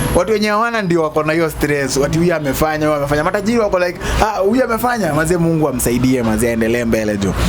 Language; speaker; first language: Swahili; native; Swahili